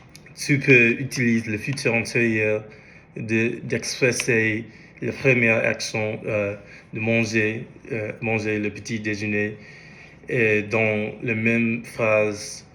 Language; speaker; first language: French; non-native, learner; English